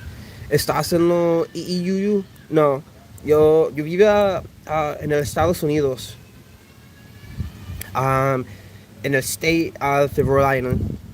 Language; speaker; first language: Spanish; early bilingual, heritage; English